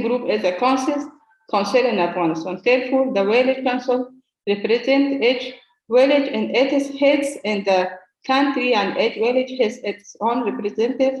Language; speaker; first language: English; non-native, learner; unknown